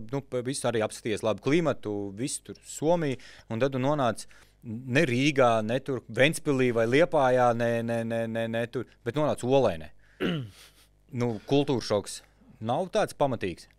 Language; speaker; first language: Latvian; native; Latvian